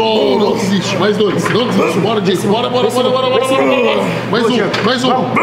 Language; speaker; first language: Portuguese; native; Portuguese